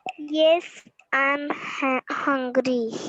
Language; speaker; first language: English; non-native, learner; Hindi